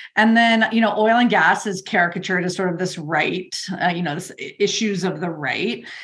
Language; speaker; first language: English; native; English